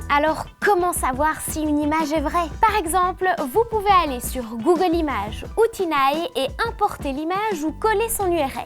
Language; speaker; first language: French; native; French